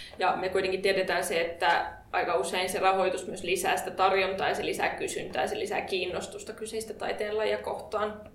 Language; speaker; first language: Finnish; native; Finnish